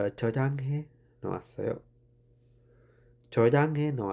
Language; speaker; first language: Korean; non-native, fluent; Sinhala